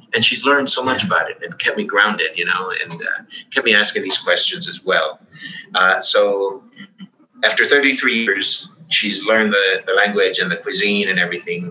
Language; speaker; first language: English; early bilingual, other home language; Spanish